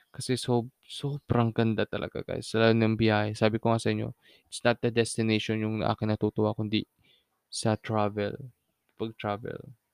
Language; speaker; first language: Filipino; non-native, local second language; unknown